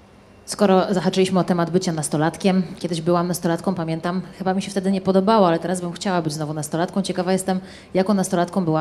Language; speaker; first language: Polish; native; Polish